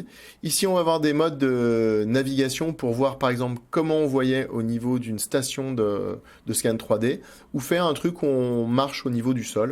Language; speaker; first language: French; native; French